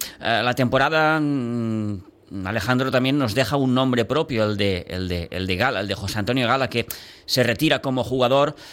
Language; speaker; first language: Spanish; non-native, local second language; Catalan